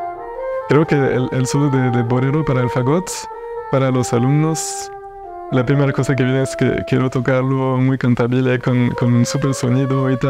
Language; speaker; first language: Spanish; non-native, fluent; French